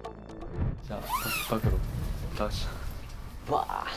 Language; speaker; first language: Japanese; native; Japanese